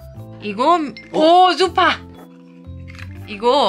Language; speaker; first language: Korean; non-native, learner; German